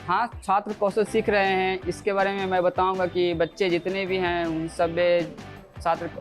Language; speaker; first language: Hindi; native; Hindi